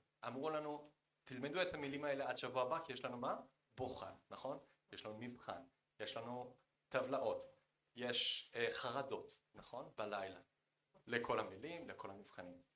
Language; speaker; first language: Hebrew; non-native, fluent; Korean